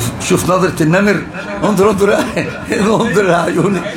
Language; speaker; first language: Arabic; native; Arabic